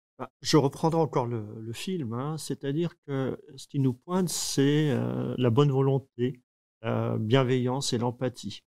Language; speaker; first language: French; native; French